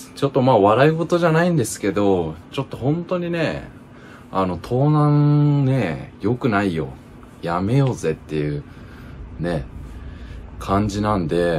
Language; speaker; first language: Japanese; native; Japanese